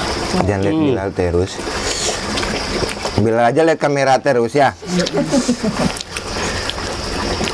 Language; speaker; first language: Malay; non-native, local second language; Sundanese